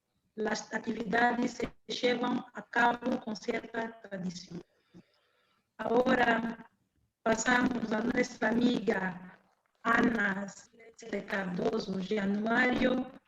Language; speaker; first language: Spanish; non-native, fluent; Portuguese